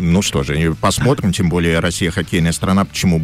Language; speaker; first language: Russian; native; Russian